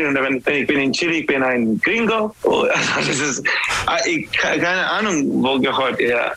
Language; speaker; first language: German; non-native, learner; English